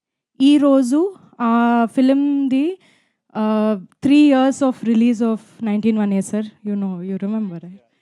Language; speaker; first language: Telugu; non-native, fluent; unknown